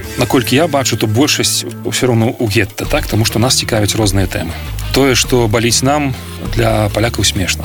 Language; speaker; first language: Belarusian; non-native, local second language; Russian